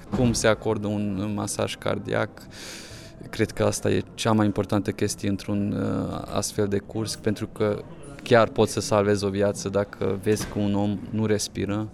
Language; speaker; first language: Romanian; non-native, local second language; Hungarian